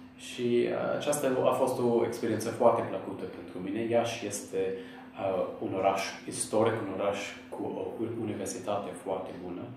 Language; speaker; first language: Romanian; non-native, fluent; English